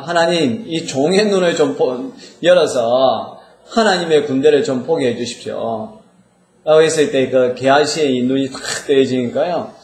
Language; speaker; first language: Korean; native; Korean